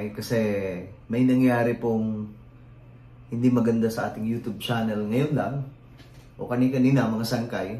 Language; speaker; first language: Filipino; native; Filipino